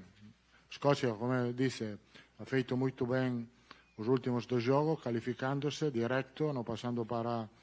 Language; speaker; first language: Portuguese; non-native, learner; Italian